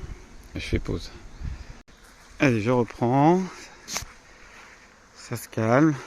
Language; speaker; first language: French; native; French